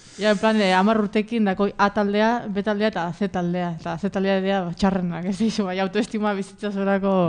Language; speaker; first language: Basque; native; Basque